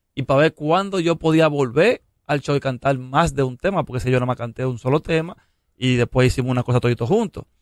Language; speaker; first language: Spanish; native; Spanish